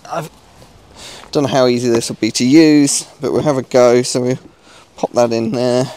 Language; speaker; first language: English; native; English